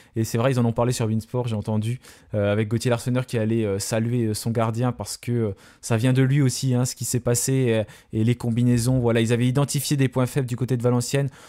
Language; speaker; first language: French; native; French